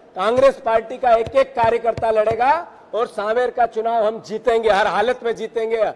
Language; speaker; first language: Hindi; native; Hindi